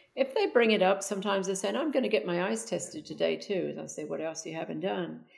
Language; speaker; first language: English; native; English